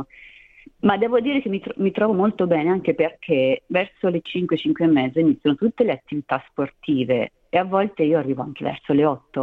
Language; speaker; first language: Italian; native; Italian